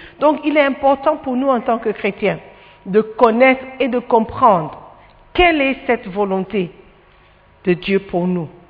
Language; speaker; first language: French; non-native, fluent; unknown